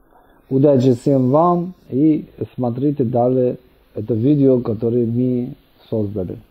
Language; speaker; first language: Russian; non-native, fluent; Persian